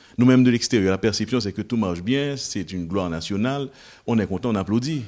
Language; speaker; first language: French; non-native, local second language; Haitian Creole